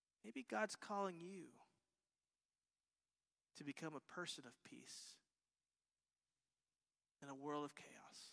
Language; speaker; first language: English; native; English